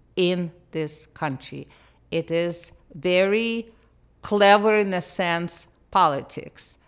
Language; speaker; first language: English; non-native, fluent; Russian